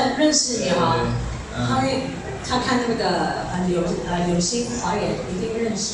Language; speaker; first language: Chinese; early bilingual, heritage; Chinese